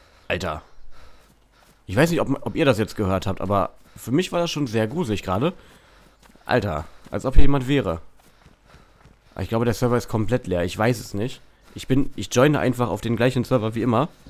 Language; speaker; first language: German; native; German